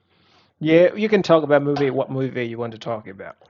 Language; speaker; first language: English; non-native, fluent; Vietnamese